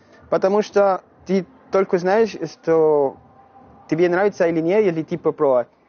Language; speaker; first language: Russian; non-native, learner; Spanish